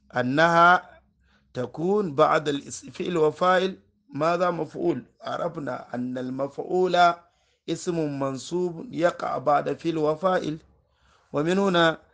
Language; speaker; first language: Arabic; non-native, fluent; Hausa